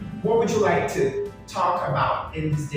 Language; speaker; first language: English; non-native, fluent; Portuguese